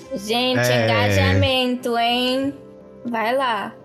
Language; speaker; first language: Portuguese; non-native, local second language; Kabuverdianu